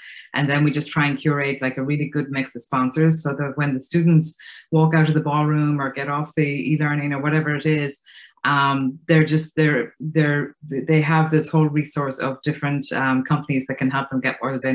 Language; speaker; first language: English; native; English